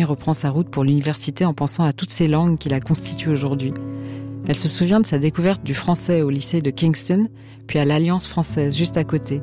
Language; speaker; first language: French; native; French